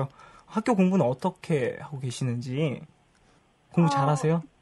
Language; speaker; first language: Korean; native; Korean